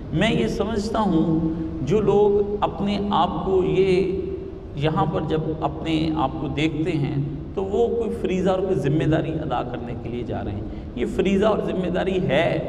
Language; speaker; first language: Urdu; non-native, local second language; Punjabi